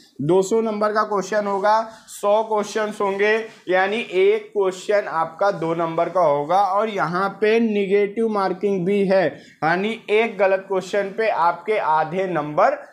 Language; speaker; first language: Hindi; native; Hindi